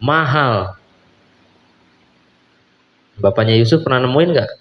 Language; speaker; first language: Indonesian; native; Indonesian